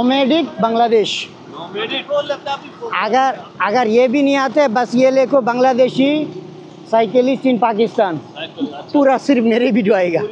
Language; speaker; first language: Hindi; non-native, learner; Bangla